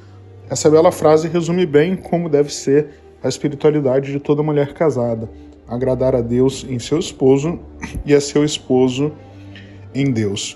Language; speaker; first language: Portuguese; native; Portuguese